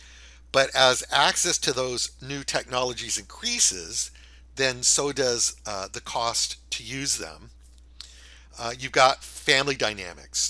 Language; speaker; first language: English; native; English